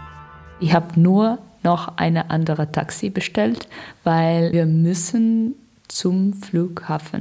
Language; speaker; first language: German; non-native, learner; Russian